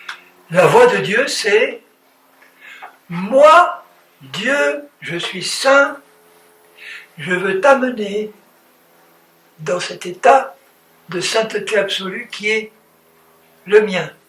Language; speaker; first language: French; native; French